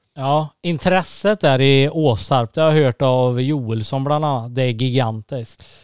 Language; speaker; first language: Swedish; native; Swedish